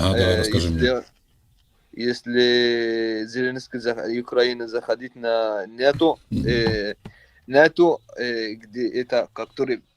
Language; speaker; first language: Russian; non-native, learner; Arabic